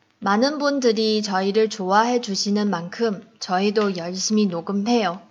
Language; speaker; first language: Korean; non-native, fluent; Chinese